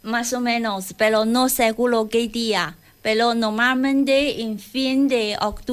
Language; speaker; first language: Spanish; non-native, learner; Chinese